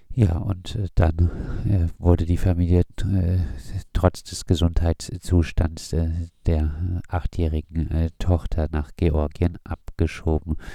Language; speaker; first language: German; native; German